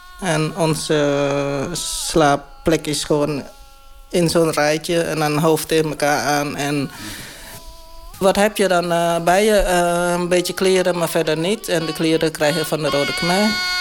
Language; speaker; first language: Dutch; non-native, learner; Khmer